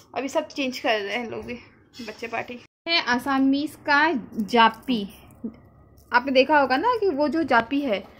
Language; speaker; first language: Hindi; non-native, local second language; Nepali